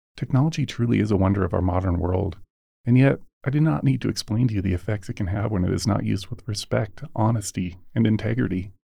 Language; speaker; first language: English; native; English